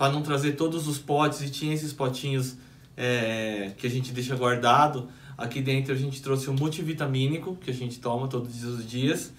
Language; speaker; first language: Portuguese; native; Portuguese